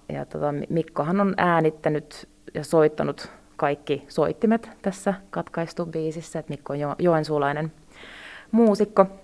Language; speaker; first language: Finnish; early bilingual, other home language; Russian